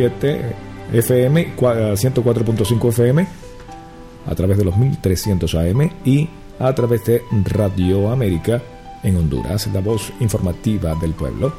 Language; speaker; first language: Spanish; native; Spanish